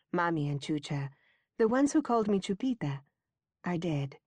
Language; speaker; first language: English; early bilingual, other home language; Spanish